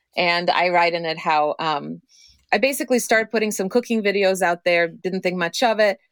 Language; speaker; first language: English; non-native, fluent; Croatian